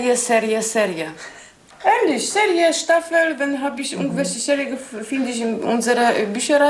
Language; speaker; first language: German; non-native, learner; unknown